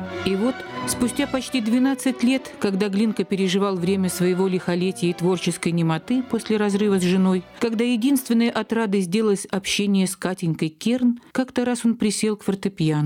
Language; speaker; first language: Russian; native; Russian